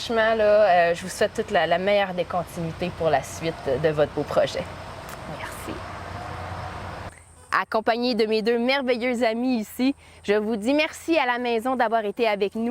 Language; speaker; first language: French; native; French